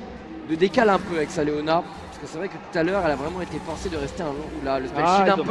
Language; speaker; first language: French; native; French